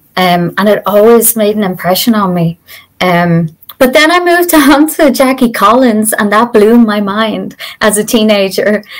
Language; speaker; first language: English; native; English